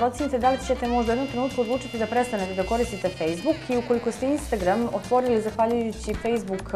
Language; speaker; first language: Croatian; native; Croatian